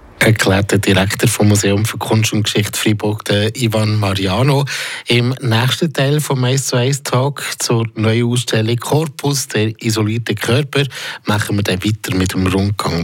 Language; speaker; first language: German; native; German